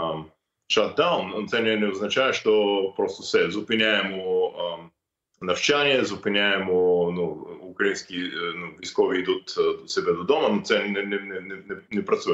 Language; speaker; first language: Ukrainian; non-native, fluent; English